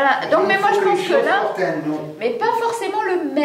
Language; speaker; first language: French; native; French